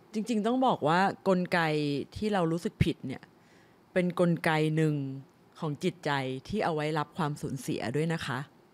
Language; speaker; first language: Thai; native; Thai